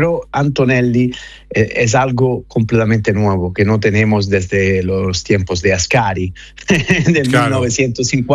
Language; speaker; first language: Spanish; non-native, fluent; Italian